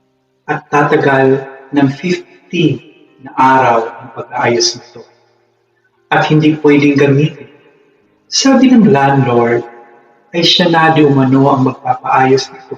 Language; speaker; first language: Filipino; native; Filipino